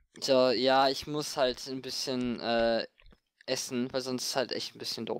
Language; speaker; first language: German; native; German